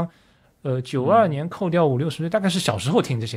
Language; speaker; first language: Chinese; native; Chinese